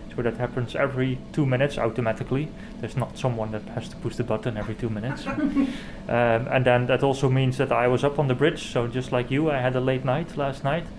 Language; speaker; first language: English; non-native, fluent; Dutch